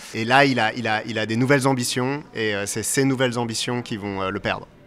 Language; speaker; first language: French; native; French